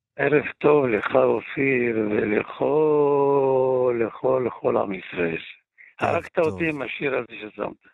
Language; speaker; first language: Hebrew; native; Hebrew